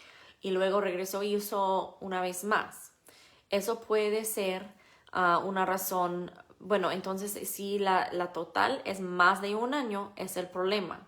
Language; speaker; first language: Spanish; non-native, fluent; English